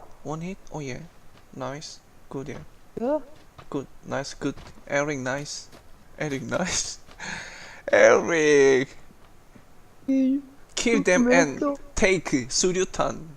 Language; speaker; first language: English; non-native, learner; Korean